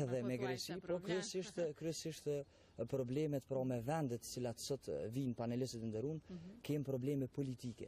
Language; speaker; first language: Albanian; native; Albanian